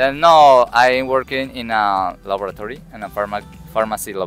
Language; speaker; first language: English; non-native, learner; Spanish